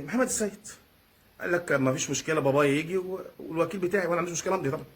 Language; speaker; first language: Arabic; native; Arabic